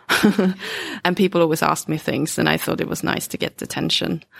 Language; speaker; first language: English; early bilingual, other home language; Swedish